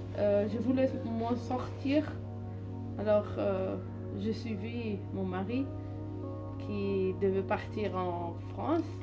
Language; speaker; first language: French; non-native, learner; Hindi